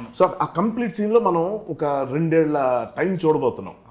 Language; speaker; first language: Telugu; native; Telugu